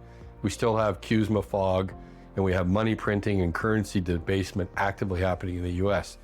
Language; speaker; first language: English; native; English